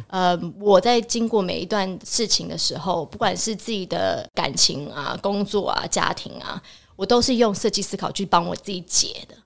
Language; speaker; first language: Chinese; early bilingual, heritage; Chinese